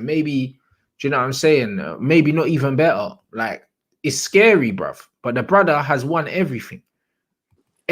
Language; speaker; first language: English; native; English